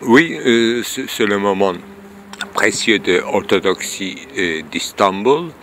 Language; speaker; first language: French; non-native, fluent; Turkish